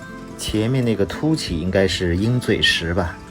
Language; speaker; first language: Chinese; native; Chinese